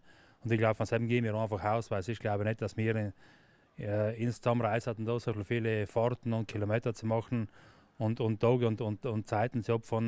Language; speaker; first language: German; native; German